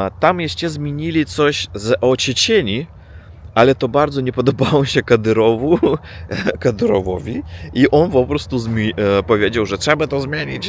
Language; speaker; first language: Polish; non-native, learner; Russian